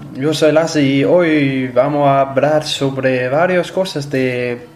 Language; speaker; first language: Spanish; non-native, learner; Danish